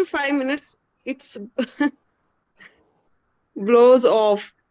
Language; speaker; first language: English; non-native, learner; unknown